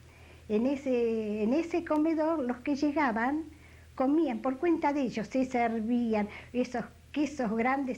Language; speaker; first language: Spanish; native; Spanish